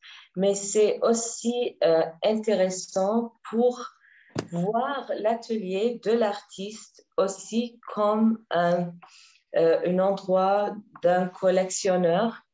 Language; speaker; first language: French; non-native, learner; Arabic